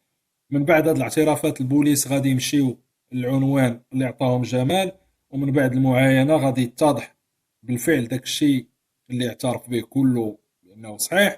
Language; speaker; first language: Arabic; native; Arabic